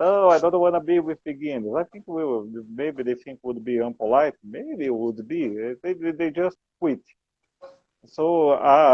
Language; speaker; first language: English; non-native, learner; Portuguese